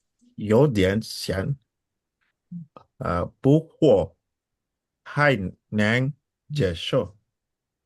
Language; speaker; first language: Chinese; non-native, learner; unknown